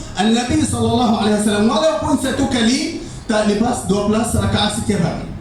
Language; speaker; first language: Malay; non-native, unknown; Arabic